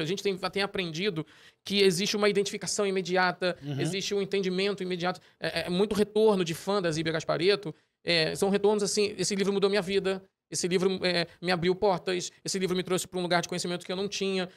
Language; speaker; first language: Portuguese; native; Portuguese